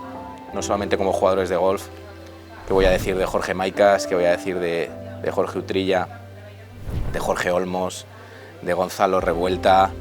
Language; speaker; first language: Spanish; native; Spanish